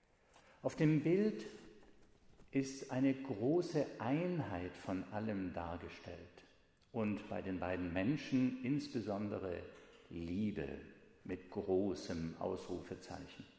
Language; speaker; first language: German; native; German